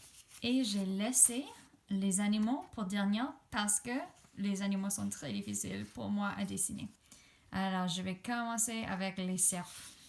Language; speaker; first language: French; non-native, fluent; English